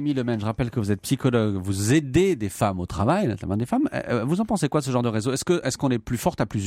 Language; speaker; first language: French; native; French